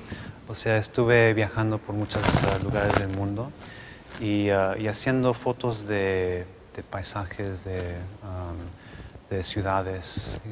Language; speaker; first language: Spanish; non-native, local second language; English